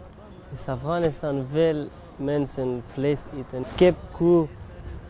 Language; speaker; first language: Dutch; non-native, learner; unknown